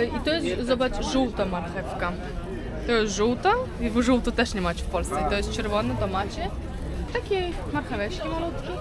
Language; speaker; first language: Polish; non-native, fluent; Uzbek